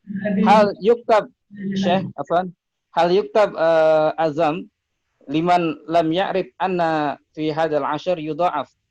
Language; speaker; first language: Arabic; non-native, learner; Indonesian